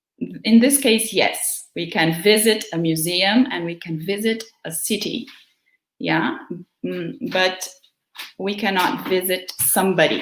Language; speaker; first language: English; non-native, fluent; Portuguese